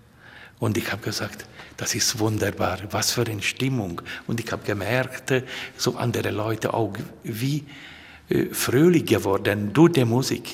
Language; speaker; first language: German; non-native, fluent; Hungarian